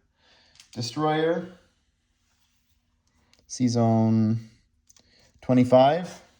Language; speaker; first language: English; native; English